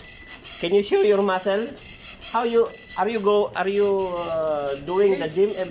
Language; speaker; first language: English; non-native, local second language; Filipino